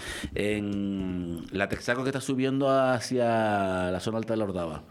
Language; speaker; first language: Spanish; native; Spanish